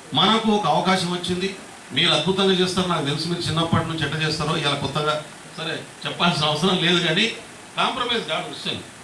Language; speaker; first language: Telugu; non-native, local second language; Lambadi